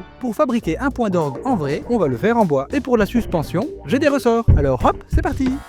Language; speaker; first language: French; native; French